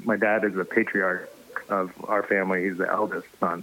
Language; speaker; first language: English; native; English